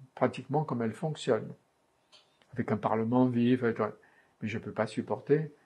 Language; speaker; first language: French; native; French